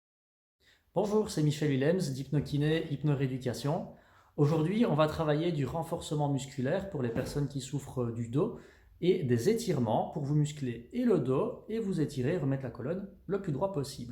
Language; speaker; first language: French; native; French